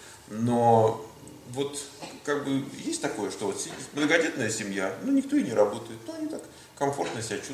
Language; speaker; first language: Russian; native; Russian